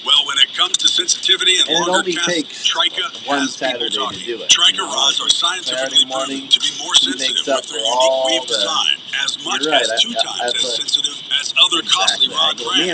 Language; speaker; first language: English; native; English